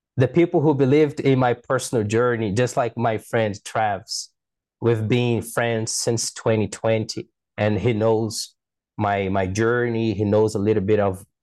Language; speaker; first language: English; non-native, fluent; Portuguese